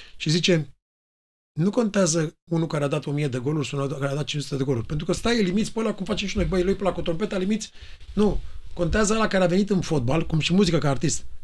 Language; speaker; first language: Romanian; native; Romanian